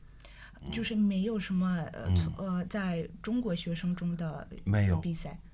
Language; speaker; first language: Chinese; non-native, fluent; Russian